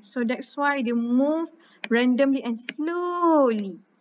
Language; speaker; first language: English; non-native, local second language; Malay